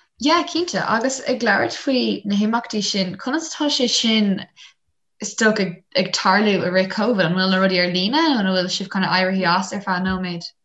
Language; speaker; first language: Irish; non-native, local second language; English